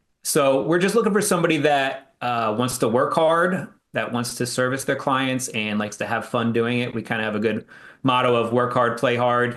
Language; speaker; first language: English; native; English